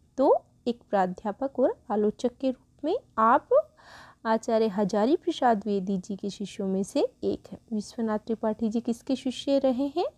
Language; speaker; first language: Hindi; native; Hindi